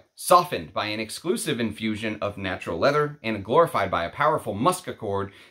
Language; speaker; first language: English; non-native, fluent; Arabic